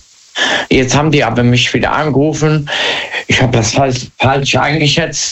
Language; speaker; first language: German; native; German